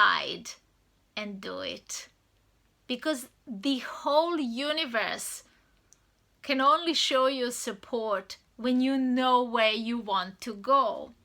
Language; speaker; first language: English; non-native, fluent; Serbian